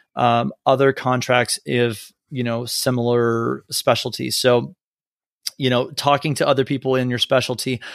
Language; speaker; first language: English; native; English